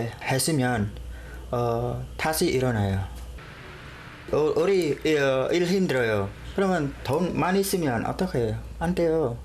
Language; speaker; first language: Korean; non-native, learner; Khmer